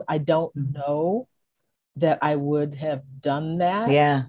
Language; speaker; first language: English; native; English